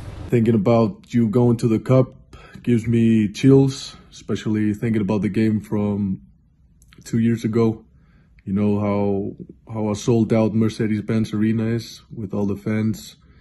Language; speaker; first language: English; non-native, fluent; Icelandic